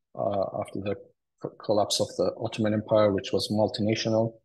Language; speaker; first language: English; early bilingual, other home language; Turkish